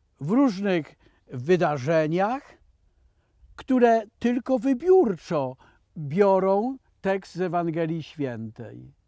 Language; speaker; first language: Polish; native; Polish